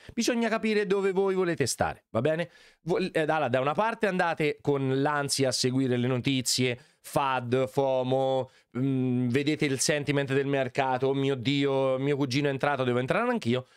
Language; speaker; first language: Italian; native; Italian